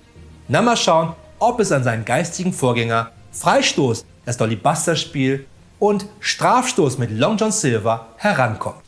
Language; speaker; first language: German; native; German